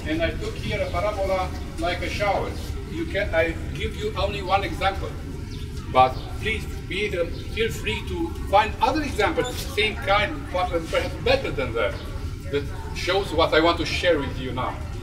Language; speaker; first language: English; non-native, fluent; Romanian